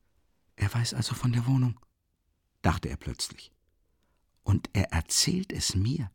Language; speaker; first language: German; native; German